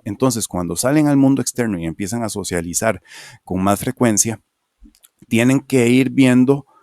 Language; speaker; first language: Spanish; native; Spanish